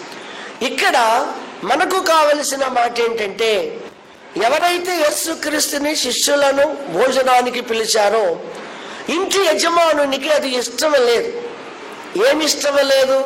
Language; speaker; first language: Telugu; native; Telugu